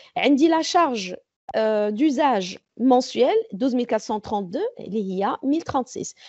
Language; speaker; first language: French; non-native, local second language; Arabic